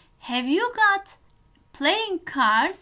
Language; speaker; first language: English; non-native, fluent; Turkish